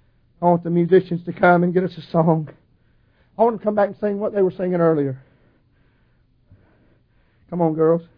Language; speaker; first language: English; native; English